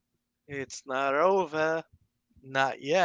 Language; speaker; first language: English; native; English